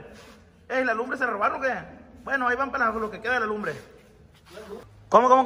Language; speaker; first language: Spanish; native; Spanish